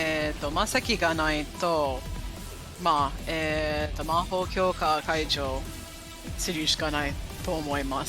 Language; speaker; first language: Japanese; non-native, fluent; English